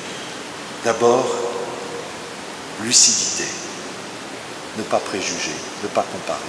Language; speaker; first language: French; native; French